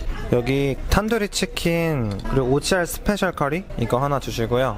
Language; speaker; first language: Korean; native; Korean